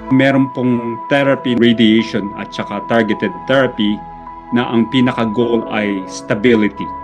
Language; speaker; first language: Filipino; native; Filipino